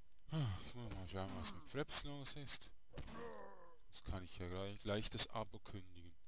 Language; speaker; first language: German; native; German